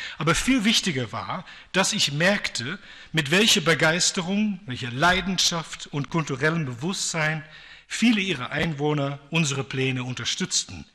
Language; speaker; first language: German; non-native, fluent; Dutch